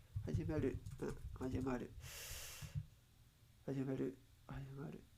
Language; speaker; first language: Japanese; non-native, learner; Spanish